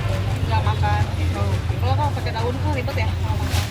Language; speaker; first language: Indonesian; native; Indonesian